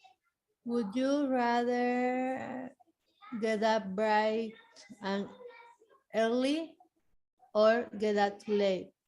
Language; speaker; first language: English; non-native, learner; Spanish